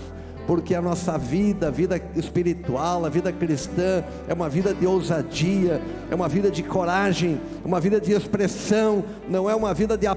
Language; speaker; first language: Portuguese; native; Portuguese